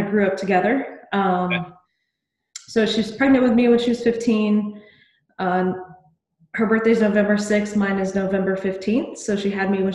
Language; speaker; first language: English; native; English